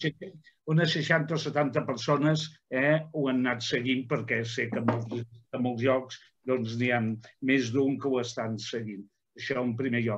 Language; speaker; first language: Catalan; native; Catalan